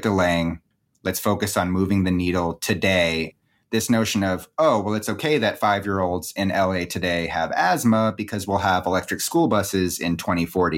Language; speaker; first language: English; native; English